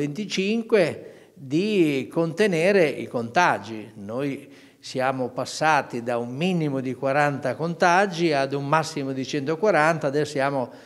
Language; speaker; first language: Italian; native; Italian